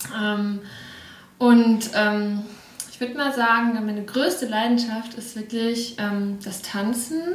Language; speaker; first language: German; early bilingual, other home language; Russian